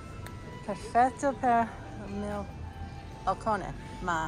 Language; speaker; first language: Italian; non-native, learner; English